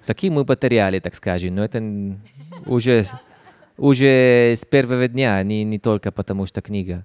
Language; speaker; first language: Russian; non-native, fluent; Italian